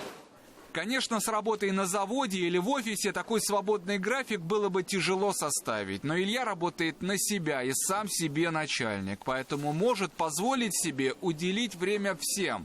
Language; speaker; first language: Russian; native; Russian